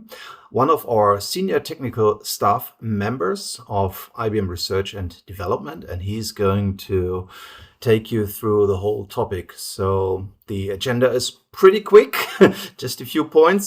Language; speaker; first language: English; non-native, fluent; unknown